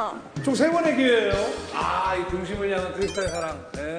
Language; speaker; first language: Korean; native; Korean